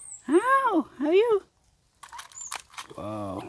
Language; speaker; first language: English; non-native, learner; Khmer